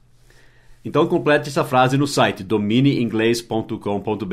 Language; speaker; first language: Portuguese; non-native, fluent; English